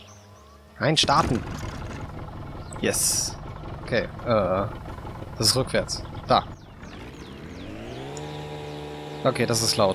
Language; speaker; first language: German; native; German